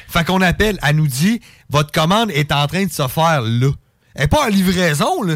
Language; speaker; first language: French; native; French